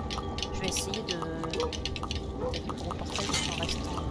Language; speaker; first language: French; native; French